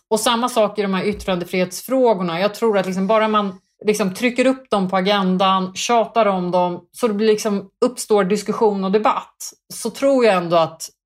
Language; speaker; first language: Swedish; early bilingual, other home language; Kurdish